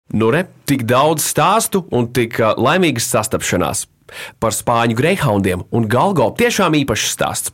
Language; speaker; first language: Latvian; native; Latvian